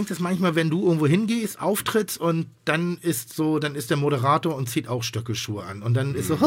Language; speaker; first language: German; native; German